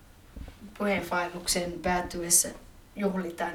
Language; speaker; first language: Finnish; early bilingual, other home language; Somali